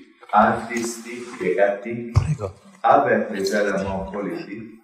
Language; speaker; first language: French; non-native, fluent; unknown